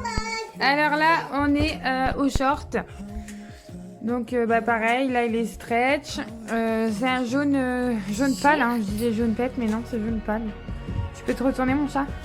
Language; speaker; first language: French; native; French